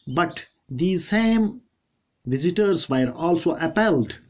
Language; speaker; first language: English; non-native, local second language; Hindi